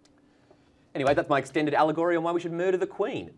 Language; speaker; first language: English; native; English